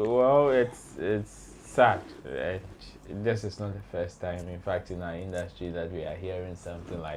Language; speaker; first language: English; non-native, local second language; Akan